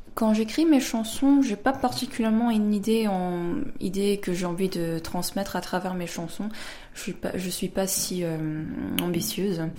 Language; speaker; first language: French; early bilingual, other home language; Korean